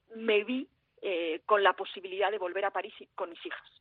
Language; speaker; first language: Spanish; early bilingual, heritage; French